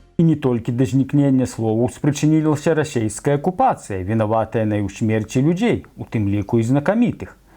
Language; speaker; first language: Belarusian; native; Belarusian